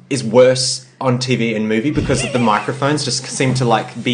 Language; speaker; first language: English; native; English